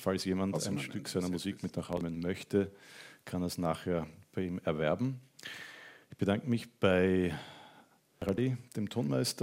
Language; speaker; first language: German; native; German